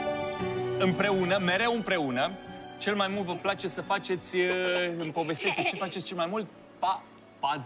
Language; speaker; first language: Romanian; native; Romanian